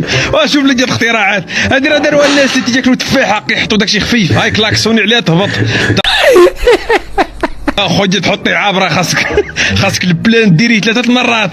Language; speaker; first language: Arabic; native; Arabic